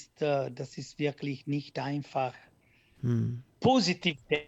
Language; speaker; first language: German; non-native, learner; Italian